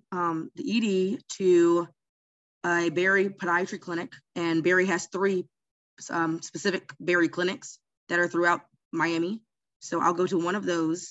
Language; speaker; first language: English; native; English